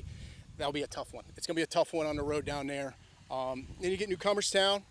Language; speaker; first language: English; native; English